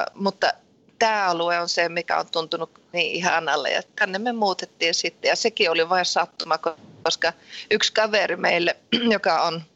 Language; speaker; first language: Finnish; early bilingual, heritage; Finnish